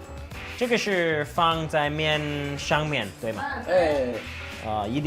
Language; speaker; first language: Chinese; non-native, learner; English